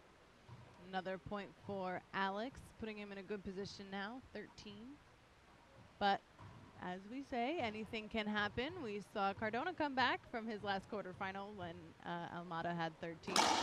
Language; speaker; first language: English; native; English